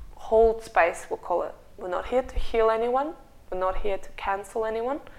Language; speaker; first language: English; non-native, fluent; Russian